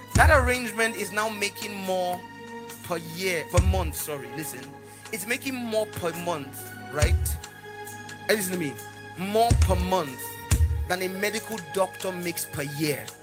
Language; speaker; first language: English; non-native, local second language; Yoruba